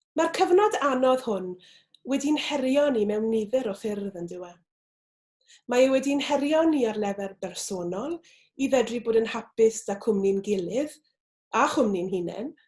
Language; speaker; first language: Welsh; native; Welsh